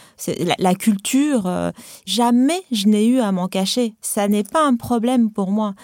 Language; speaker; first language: French; non-native, local second language; Arabic